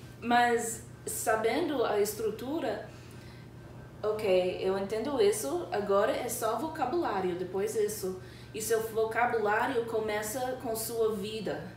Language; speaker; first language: Portuguese; non-native, fluent; English